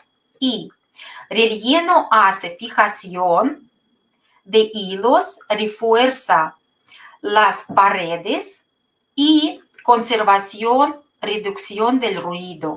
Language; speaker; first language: Spanish; non-native, fluent; Russian